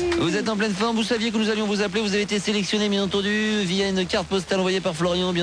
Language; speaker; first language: French; native; French